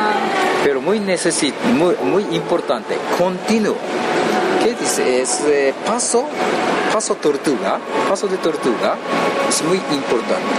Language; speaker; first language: Spanish; non-native, learner; Japanese